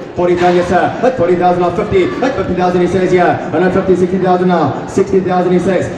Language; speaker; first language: English; non-native, local second language; Afrikaans